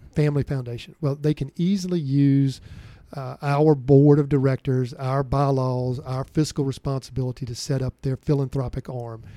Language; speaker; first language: English; native; English